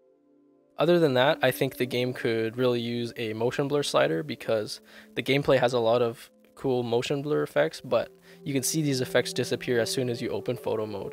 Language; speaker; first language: English; native; English